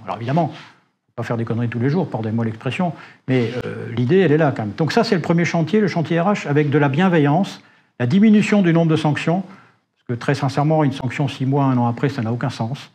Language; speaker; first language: French; native; French